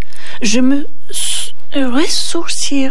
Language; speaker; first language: French; non-native, learner; Turkish